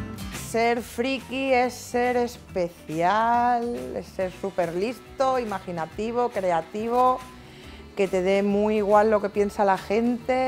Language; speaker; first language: Spanish; native; Spanish